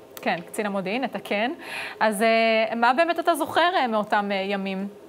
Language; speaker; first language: Hebrew; native; Hebrew